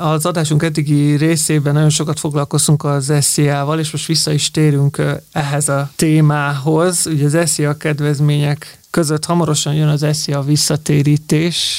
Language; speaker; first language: Hungarian; native; Hungarian